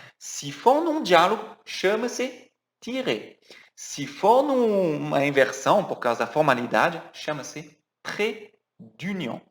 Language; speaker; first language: Portuguese; non-native, fluent; French